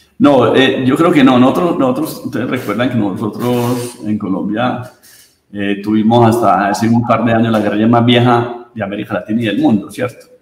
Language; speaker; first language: Spanish; native; Spanish